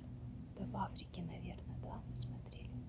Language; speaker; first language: Russian; native; Russian